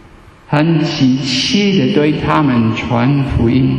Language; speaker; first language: Chinese; non-native, fluent; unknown